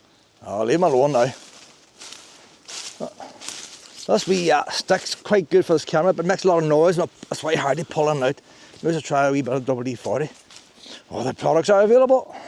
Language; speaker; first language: English; native; English